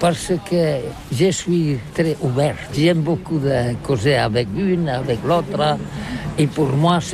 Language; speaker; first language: French; non-native, learner; Catalan